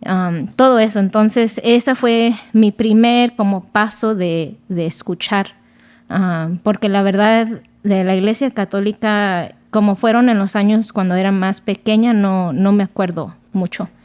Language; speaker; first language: Spanish; early bilingual, other home language; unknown